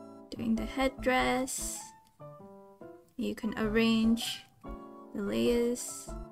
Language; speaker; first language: English; non-native, local second language; Cantonese